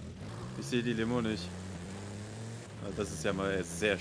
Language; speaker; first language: German; native; German